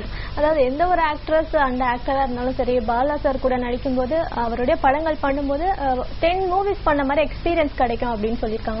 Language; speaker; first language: Tamil; native; Tamil